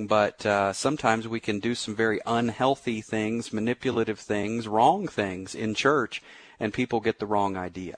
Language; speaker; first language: English; native; English